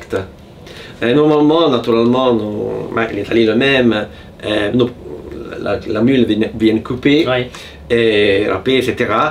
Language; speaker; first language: French; non-native, fluent; Italian